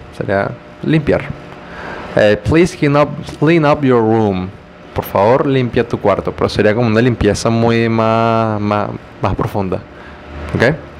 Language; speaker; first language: Spanish; native; Spanish